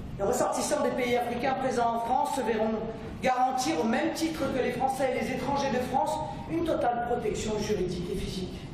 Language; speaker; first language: French; native; French